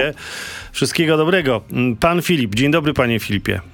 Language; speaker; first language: Polish; native; Polish